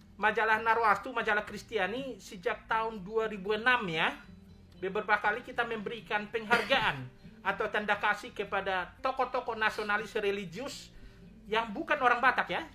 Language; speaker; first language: Indonesian; native; Indonesian